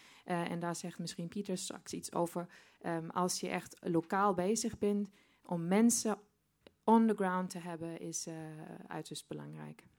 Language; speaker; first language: Dutch; non-native, fluent; German